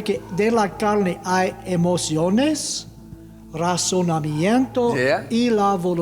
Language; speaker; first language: Spanish; non-native, fluent; English